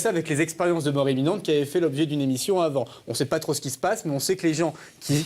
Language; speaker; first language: French; native; French